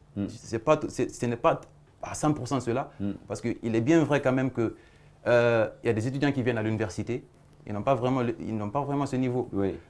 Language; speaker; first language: French; non-native, local second language; Fula